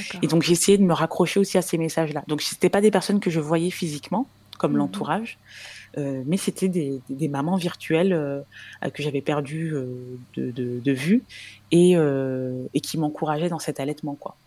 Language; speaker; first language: French; native; French